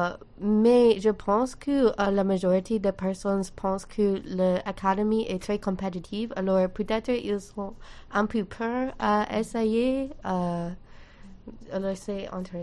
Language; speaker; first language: French; non-native, learner; English